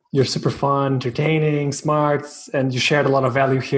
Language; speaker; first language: English; non-native, fluent; Portuguese